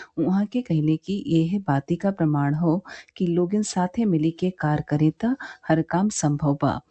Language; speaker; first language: Bhojpuri; native; Bhojpuri